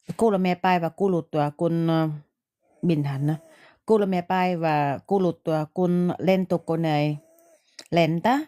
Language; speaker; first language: Finnish; non-native, learner; Vietnamese